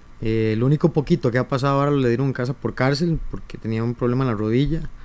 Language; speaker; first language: Spanish; native; Spanish